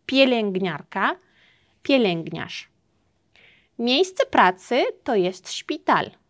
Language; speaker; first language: Polish; non-native, fluent; Uzbek